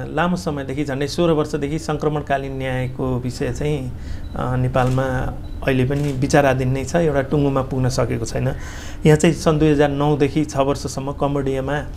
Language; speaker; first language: Nepali; native; Nepali